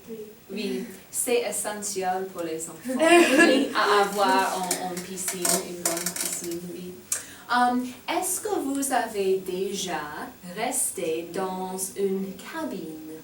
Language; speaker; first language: French; non-native, fluent; English